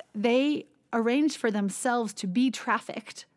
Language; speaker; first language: English; native; English